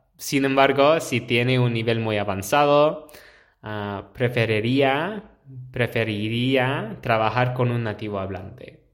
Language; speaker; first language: Spanish; non-native, fluent; English